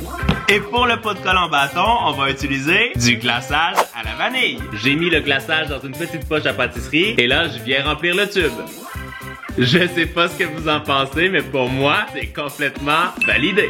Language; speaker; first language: French; native; French